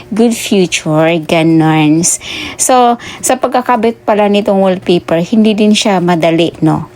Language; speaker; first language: Filipino; non-native, local second language; Cebuano